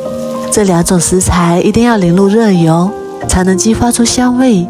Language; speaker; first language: Chinese; native; Chinese